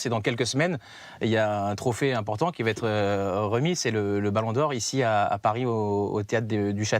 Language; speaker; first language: French; native; French